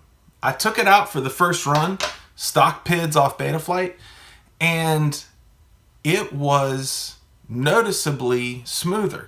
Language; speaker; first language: English; native; English